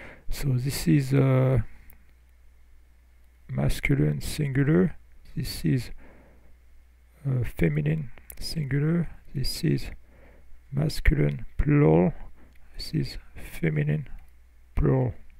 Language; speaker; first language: English; non-native, fluent; French